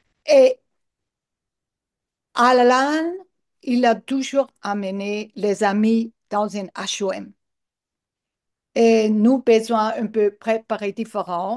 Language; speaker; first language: French; non-native, learner; English